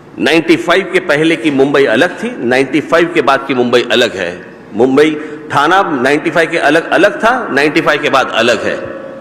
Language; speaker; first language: Hindi; non-native, local second language; Marathi